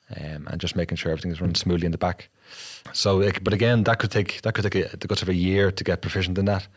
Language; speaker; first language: English; native; English